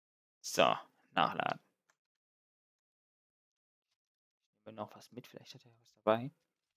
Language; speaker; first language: German; native; German